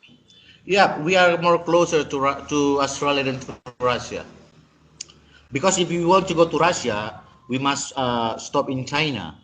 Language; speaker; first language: English; non-native, learner; Indonesian